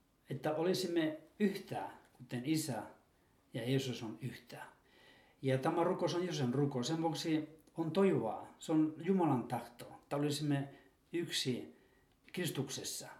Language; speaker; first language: Finnish; non-native, fluent; Spanish